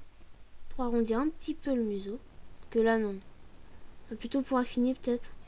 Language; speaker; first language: French; native; French